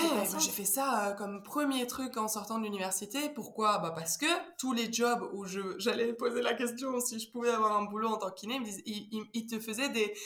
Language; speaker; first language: French; early bilingual, heritage; Spanish